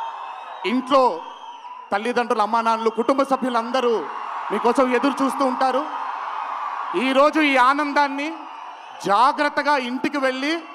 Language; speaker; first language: Telugu; native; Telugu